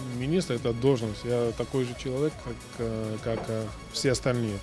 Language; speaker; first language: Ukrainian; non-native, learner; Georgian